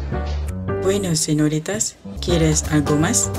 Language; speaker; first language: Spanish; non-native, learner; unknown